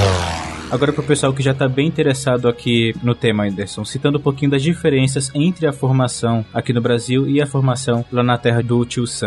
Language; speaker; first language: Portuguese; native; Portuguese